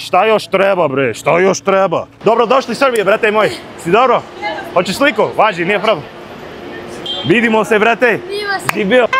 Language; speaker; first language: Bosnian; non-native, learner; English